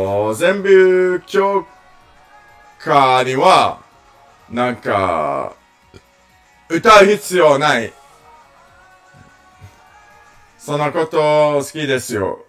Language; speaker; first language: Japanese; non-native, learner; English